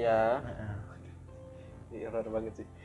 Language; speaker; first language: Indonesian; native; Indonesian